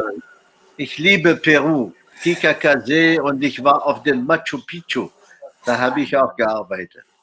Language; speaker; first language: German; non-native, fluent; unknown